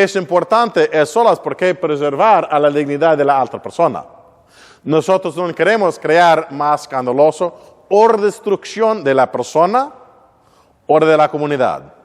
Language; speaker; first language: Spanish; non-native, learner; English